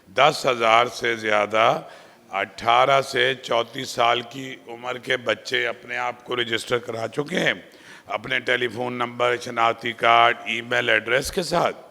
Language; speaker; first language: Urdu; native; Urdu